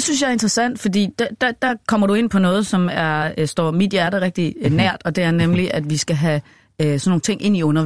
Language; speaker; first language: Danish; native; Danish